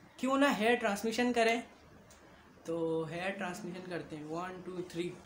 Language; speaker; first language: Hindi; native; Hindi